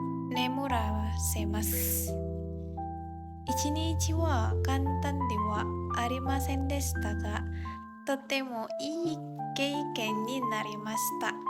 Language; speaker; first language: Japanese; non-native, learner; Indonesian